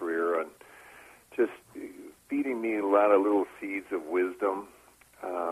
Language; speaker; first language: English; native; English